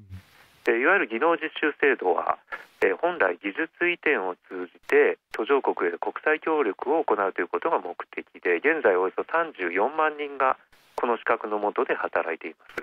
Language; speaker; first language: Japanese; native; Japanese